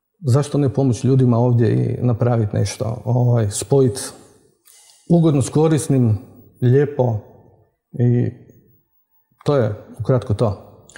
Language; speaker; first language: Croatian; native; Croatian